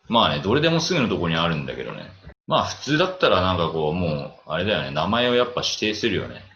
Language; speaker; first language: Japanese; native; Japanese